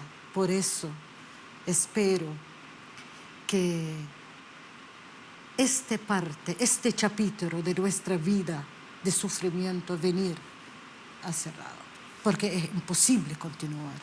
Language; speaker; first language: Spanish; non-native, learner; Arabic